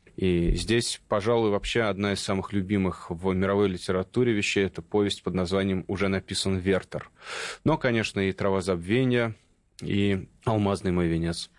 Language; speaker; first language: Russian; native; Russian